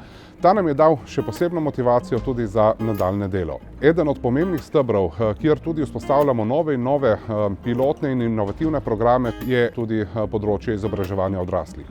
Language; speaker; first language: Slovenian; native; Slovenian